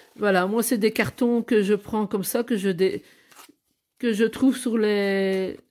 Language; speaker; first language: French; native; French